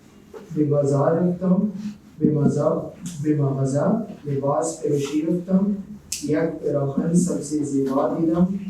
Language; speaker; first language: Persian; non-native, learner; Urdu